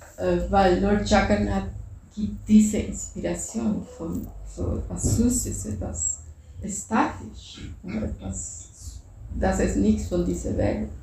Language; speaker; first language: German; non-native, fluent; Spanish